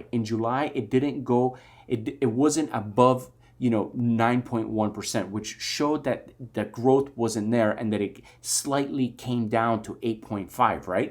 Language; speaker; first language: English; native; English